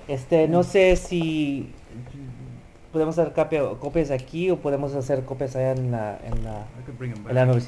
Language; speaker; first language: Spanish; early bilingual, heritage; Spanish